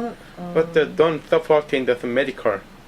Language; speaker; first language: English; non-native, learner; Korean